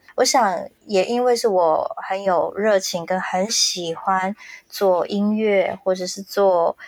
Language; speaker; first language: Chinese; native; Chinese